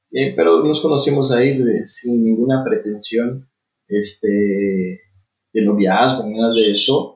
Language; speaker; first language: Portuguese; native; Portuguese